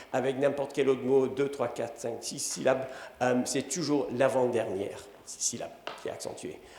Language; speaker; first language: French; non-native, fluent; English